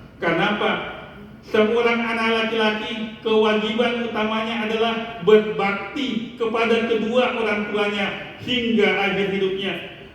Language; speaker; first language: Indonesian; non-native, local second language; Buginese